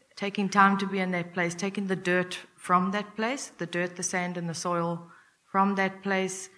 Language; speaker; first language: English; native; English